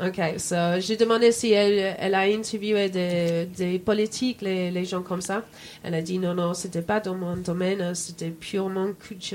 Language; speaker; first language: French; non-native, fluent; English